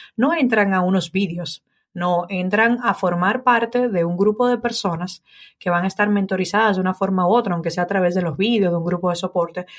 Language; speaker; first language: Spanish; native; Spanish